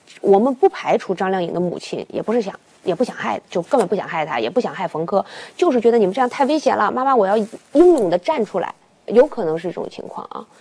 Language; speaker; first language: Chinese; native; Chinese